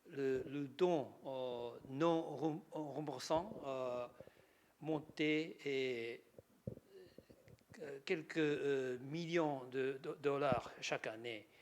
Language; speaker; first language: French; non-native, learner; Japanese